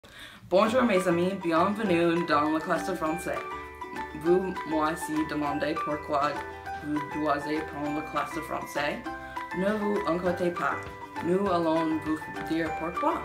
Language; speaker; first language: French; non-native, learner; English